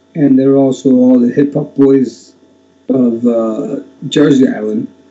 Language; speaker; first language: English; native; English